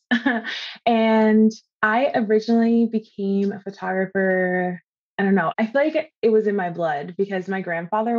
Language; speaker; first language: English; native; English